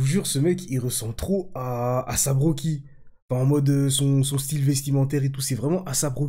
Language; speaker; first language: French; native; French